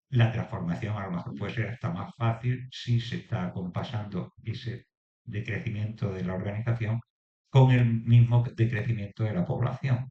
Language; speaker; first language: Spanish; native; Spanish